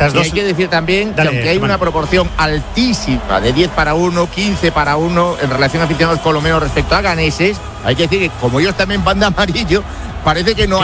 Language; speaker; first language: Spanish; native; Spanish